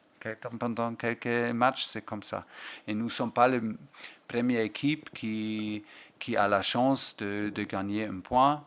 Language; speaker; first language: French; non-native, fluent; German